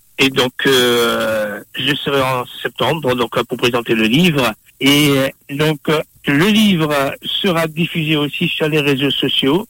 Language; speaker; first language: French; non-native, local second language; Morisyen